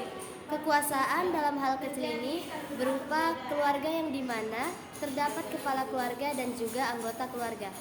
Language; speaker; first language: Indonesian; native; Indonesian